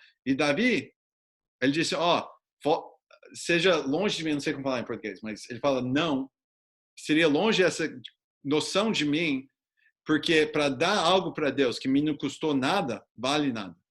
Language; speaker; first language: Portuguese; non-native, fluent; English